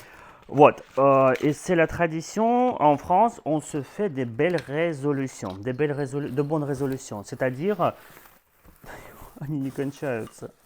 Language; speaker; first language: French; non-native, fluent; Russian